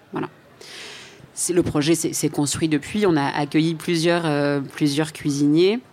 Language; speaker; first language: French; native; French